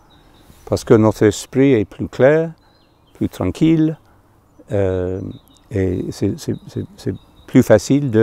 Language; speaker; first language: French; non-native, fluent; English